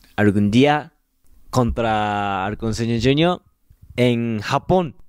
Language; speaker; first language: Spanish; non-native, fluent; Japanese